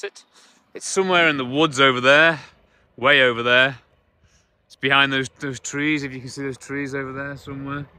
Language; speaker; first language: English; native; English